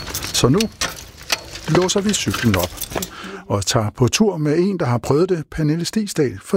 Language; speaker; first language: Danish; native; Danish